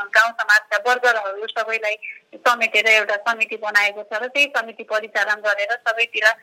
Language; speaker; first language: Nepali; native; Nepali